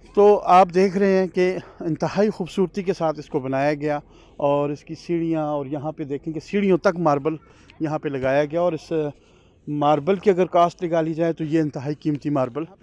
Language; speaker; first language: Urdu; non-native, local second language; Northern Hindko